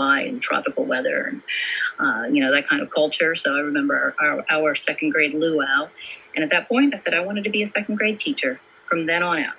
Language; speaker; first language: English; native; English